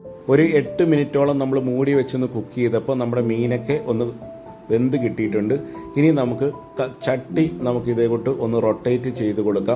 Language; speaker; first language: Malayalam; native; Malayalam